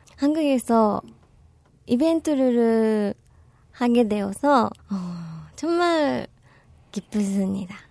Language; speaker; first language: Korean; non-native, learner; Japanese